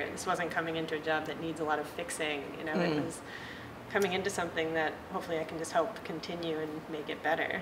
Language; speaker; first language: English; native; English